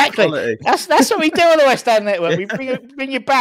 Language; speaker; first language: English; native; English